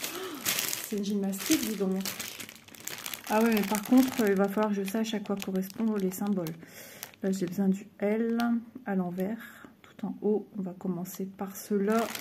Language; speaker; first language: French; native; French